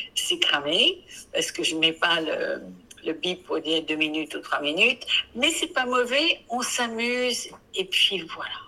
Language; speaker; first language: French; non-native, fluent; English